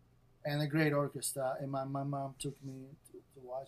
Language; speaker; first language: English; non-native, fluent; Russian